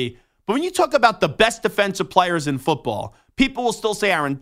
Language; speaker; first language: English; native; English